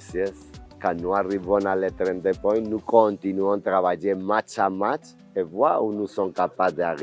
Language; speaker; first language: French; non-native, learner; Spanish